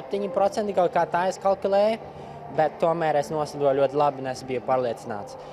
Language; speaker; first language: Latvian; non-native, local second language; Russian